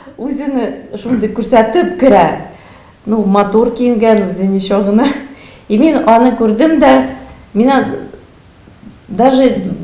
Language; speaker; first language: Tatar; native; Tatar